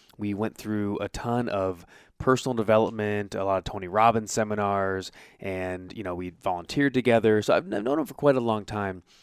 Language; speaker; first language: English; native; English